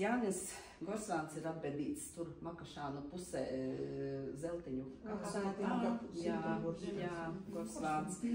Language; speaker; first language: Latvian; native; Latvian